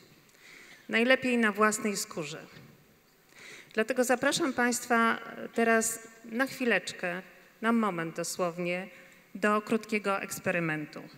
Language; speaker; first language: Polish; native; Polish